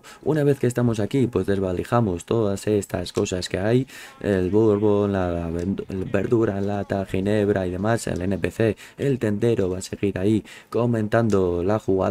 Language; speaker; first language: Spanish; native; Spanish